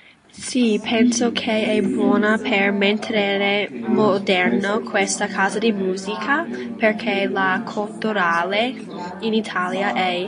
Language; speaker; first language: Italian; non-native, learner; English